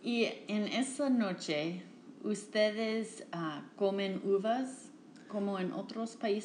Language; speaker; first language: Spanish; non-native, fluent; English